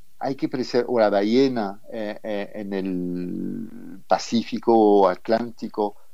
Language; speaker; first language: Spanish; non-native, fluent; French